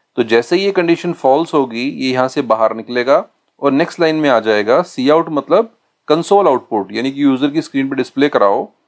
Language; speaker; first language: Hindi; native; Hindi